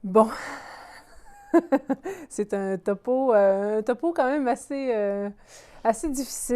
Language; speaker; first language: French; native; French